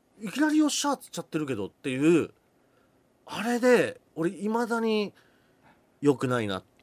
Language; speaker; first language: Japanese; native; Japanese